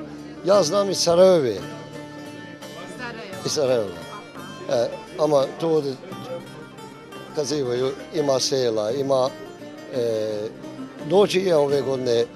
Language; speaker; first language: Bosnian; early bilingual, heritage; Bosnian